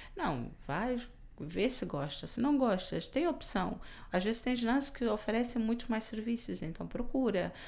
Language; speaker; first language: Portuguese; non-native, local second language; Kabuverdianu